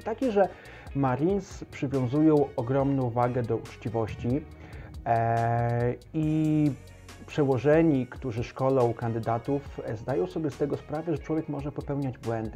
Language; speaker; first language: Polish; native; Polish